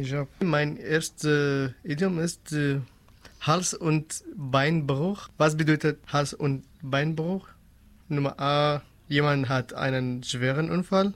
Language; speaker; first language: German; non-native, learner; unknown